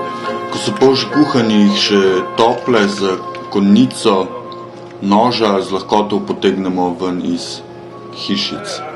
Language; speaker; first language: Slovenian; native; Slovenian